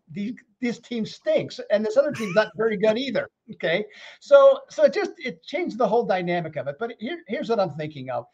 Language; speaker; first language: English; native; English